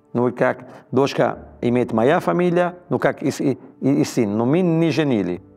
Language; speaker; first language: Russian; non-native, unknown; Italian